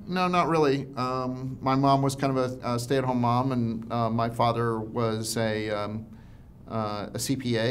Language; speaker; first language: English; native; English